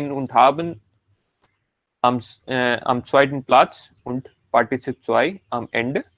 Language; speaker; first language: German; non-native, fluent; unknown